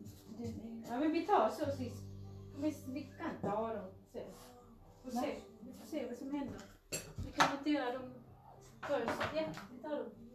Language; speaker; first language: Swedish; non-native, learner; Cebuano